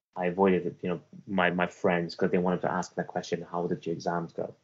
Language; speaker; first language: English; early bilingual, other home language; Persian